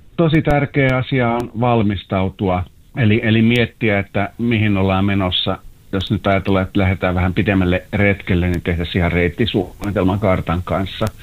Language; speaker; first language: Finnish; native; Finnish